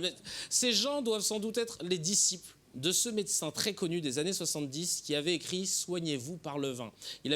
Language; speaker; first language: French; native; French